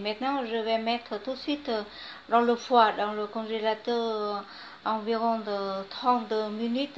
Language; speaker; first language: French; non-native, learner; Vietnamese